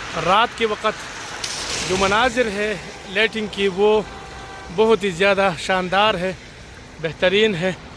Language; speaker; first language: Urdu; non-native, local second language; Pashto